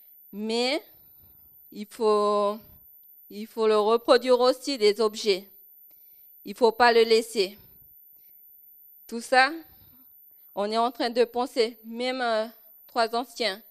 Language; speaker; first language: French; non-native, local second language; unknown